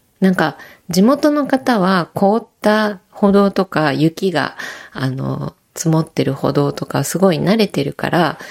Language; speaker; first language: Japanese; native; Japanese